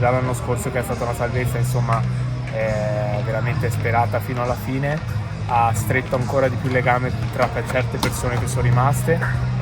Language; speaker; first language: Italian; native; Italian